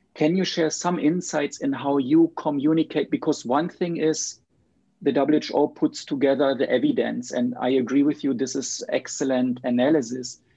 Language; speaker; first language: English; non-native, fluent; German